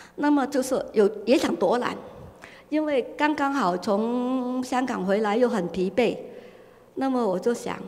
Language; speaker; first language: Chinese; non-native, fluent; Cantonese